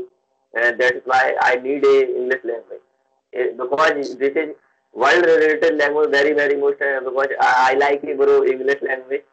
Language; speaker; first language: English; non-native, learner; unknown